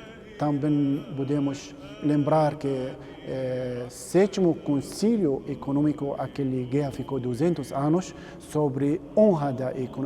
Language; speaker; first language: Portuguese; non-native, learner; Arabic